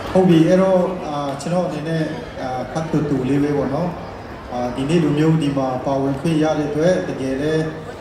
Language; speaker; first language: Burmese; non-native, local second language; Kachin